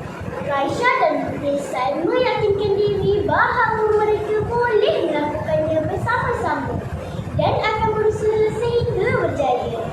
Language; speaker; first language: Malay; native; Malay